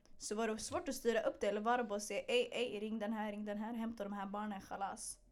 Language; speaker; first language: Swedish; early bilingual, other home language; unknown